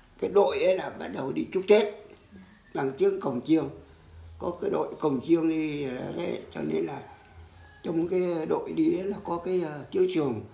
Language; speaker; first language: Vietnamese; non-native, local second language; Muong